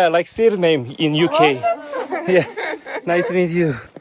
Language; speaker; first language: English; non-native, learner; Korean